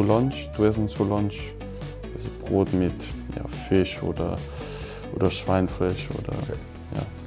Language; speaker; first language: German; non-native, learner; Danish